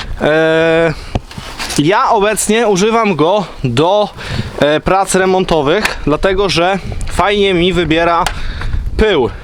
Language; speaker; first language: Polish; native; Polish